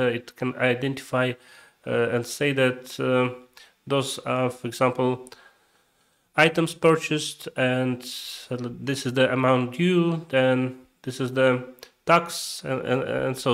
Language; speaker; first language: English; non-native, fluent; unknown